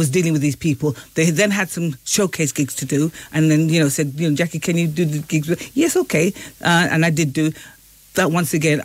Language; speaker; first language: English; native; English